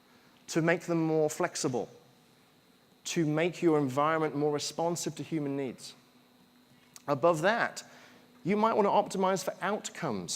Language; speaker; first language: English; native; English